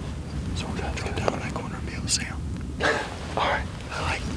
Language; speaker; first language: English; native; English